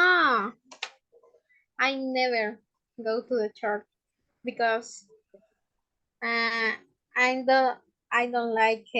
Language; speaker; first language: English; non-native, learner; Spanish